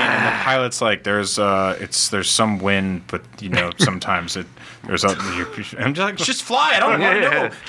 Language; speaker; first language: English; early bilingual, other home language; Italian